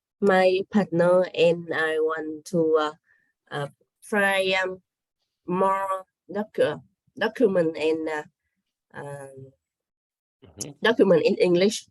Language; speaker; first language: English; non-native, learner; Vietnamese